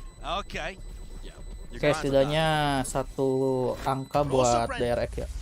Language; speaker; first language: Indonesian; native; Indonesian